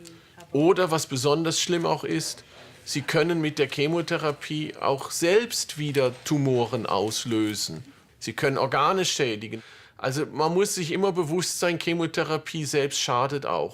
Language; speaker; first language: German; native; German